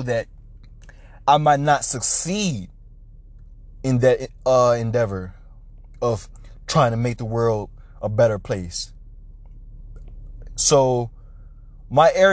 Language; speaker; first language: English; native; English